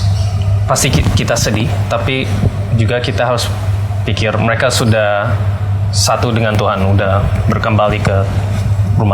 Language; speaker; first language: Indonesian; early bilingual, heritage; Indonesian